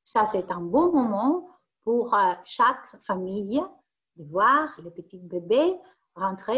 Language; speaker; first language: French; non-native, fluent; Greek